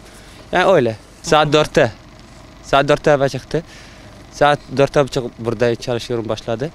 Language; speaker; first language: Turkish; non-native, learner; Arabic